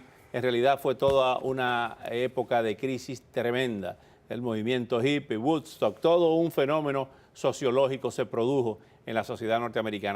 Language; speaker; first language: Spanish; native; Spanish